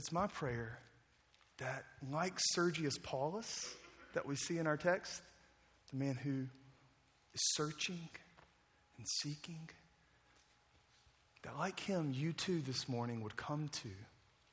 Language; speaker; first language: English; native; English